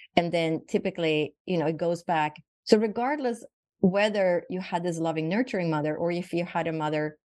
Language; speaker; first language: English; non-native, fluent; Swedish